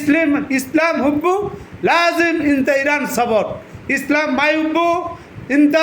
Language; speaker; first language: Arabic; non-native, learner; Bangla